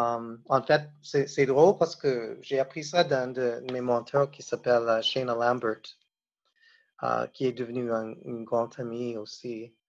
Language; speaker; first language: French; non-native, fluent; English